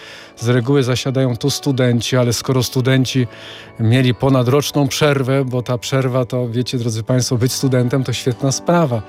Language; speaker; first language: Polish; native; Polish